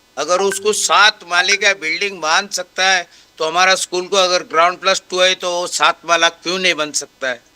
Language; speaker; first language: Hindi; non-native, local second language; Marathi